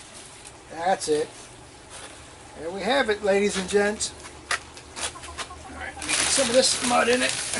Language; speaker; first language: English; native; English